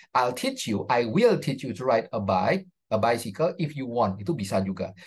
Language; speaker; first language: English; non-native, fluent; Indonesian